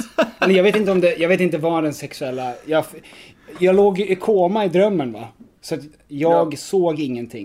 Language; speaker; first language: Swedish; native; Swedish